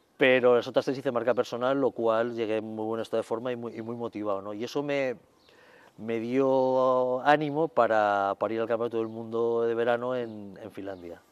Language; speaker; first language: Spanish; native; Spanish